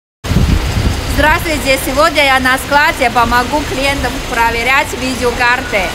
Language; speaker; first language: Russian; non-native, learner; Chinese